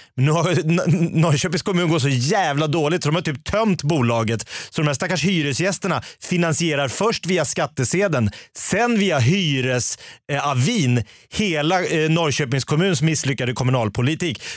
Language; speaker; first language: Swedish; native; Swedish